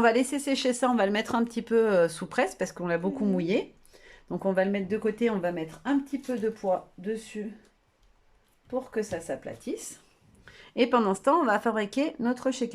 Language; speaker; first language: French; native; French